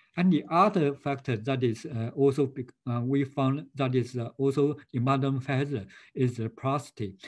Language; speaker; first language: English; non-native, fluent; Chinese